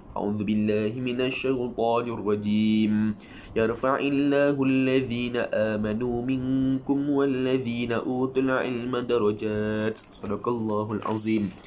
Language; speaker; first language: Arabic; non-native, learner; Malay